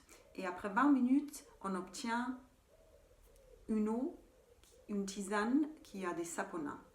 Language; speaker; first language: French; non-native, fluent; German